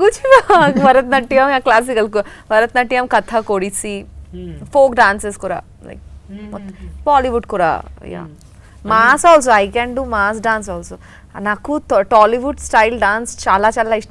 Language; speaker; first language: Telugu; non-native, learner; Bangla